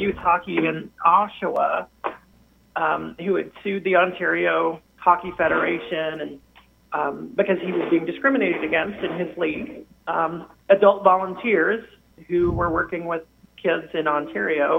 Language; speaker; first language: English; native; English